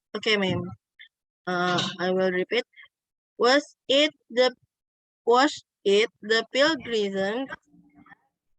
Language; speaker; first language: English; non-native, learner; Indonesian